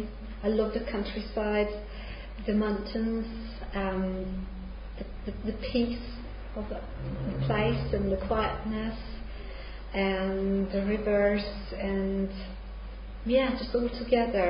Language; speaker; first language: English; non-native, fluent; Hungarian